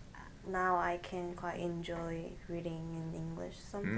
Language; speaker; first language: English; non-native, fluent; Korean